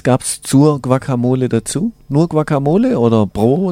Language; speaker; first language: German; native; German